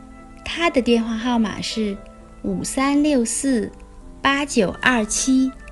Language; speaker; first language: Chinese; non-native, learner; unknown